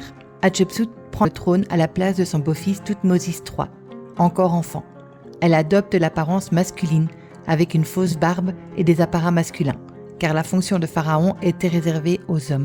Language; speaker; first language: French; native; French